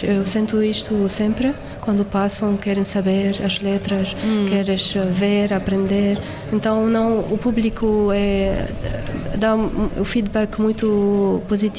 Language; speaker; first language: Portuguese; non-native, fluent; Arabic